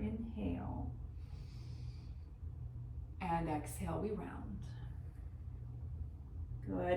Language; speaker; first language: English; native; English